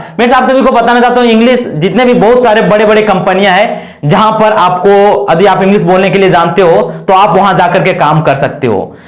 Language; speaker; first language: Hindi; native; Hindi